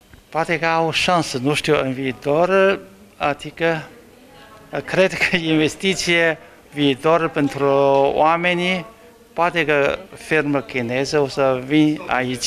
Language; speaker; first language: Romanian; non-native, learner; Chinese